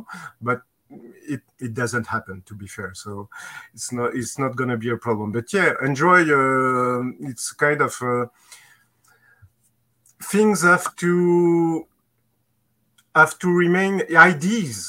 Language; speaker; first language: English; non-native, fluent; French